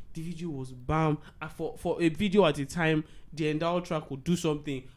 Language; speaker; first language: English; non-native, local second language; Yoruba